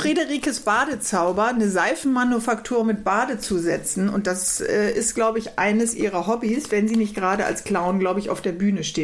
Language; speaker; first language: German; native; German